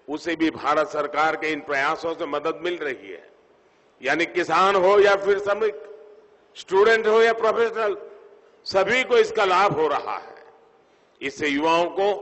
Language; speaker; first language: Hindi; non-native, local second language; Gujarati